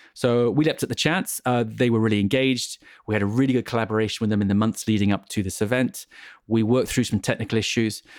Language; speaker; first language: English; native; English